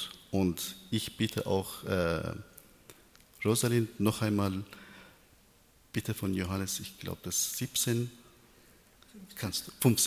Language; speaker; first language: German; non-native, learner; Persian